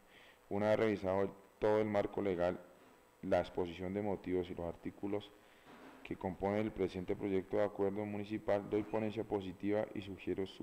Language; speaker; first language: Spanish; native; Spanish